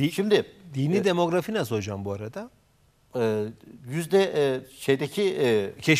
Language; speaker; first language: Turkish; native; Turkish